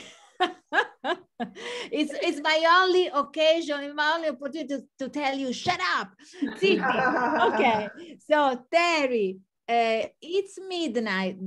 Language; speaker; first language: English; non-native, fluent; Italian